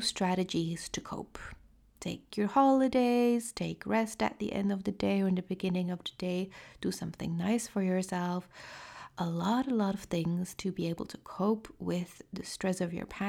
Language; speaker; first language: English; non-native, fluent; French